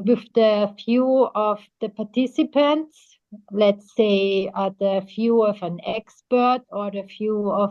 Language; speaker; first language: English; non-native, fluent; German